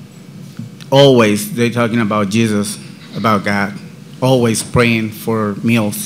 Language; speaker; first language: English; non-native, learner; Spanish